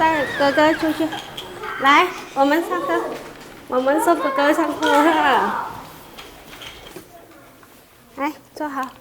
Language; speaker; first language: Chinese; non-native, fluent; Vietnamese